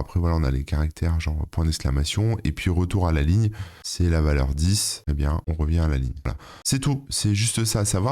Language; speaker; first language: French; native; French